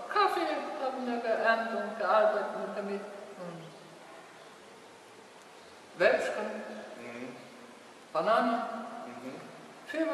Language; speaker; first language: German; early bilingual, heritage; German